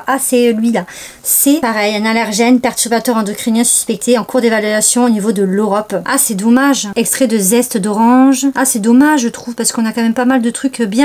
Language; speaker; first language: French; native; French